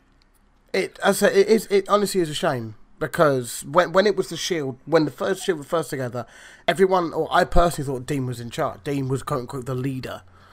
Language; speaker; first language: English; native; English